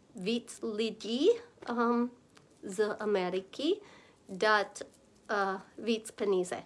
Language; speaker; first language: Czech; non-native, learner; English